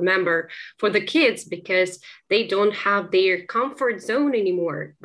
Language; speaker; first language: English; non-native, fluent; Ukrainian